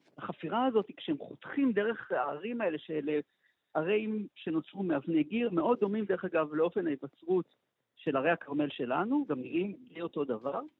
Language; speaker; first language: Hebrew; native; Hebrew